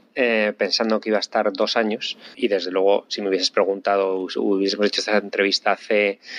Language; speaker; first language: Spanish; native; Spanish